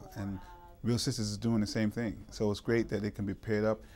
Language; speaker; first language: English; native; English